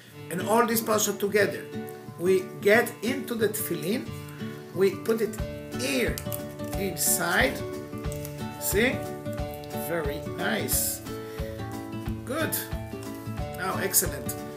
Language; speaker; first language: English; non-native, fluent; Hebrew